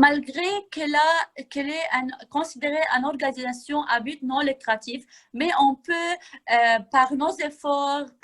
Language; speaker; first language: French; non-native, fluent; Arabic